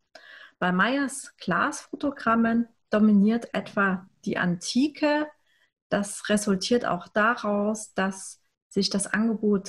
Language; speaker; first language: German; native; German